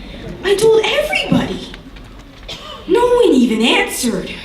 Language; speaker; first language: English; native; English